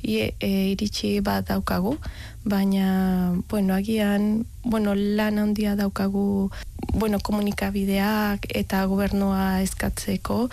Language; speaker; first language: Basque; non-native, fluent; Spanish